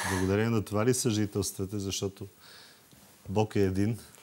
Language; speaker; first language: Bulgarian; native; Bulgarian